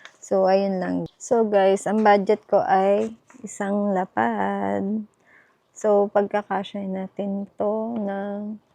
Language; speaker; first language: Filipino; native; Filipino